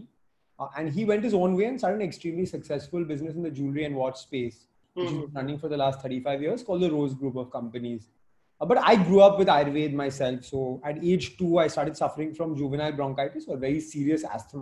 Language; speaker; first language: English; non-native, local second language; Hindi